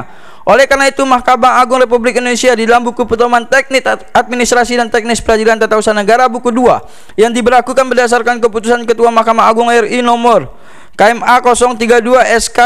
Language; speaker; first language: Indonesian; native; Indonesian